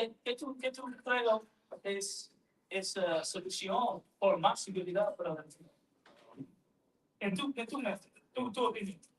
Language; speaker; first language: Spanish; non-native, learner; English